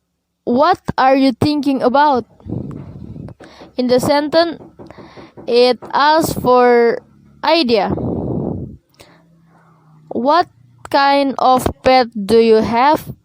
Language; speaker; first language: English; non-native, learner; Indonesian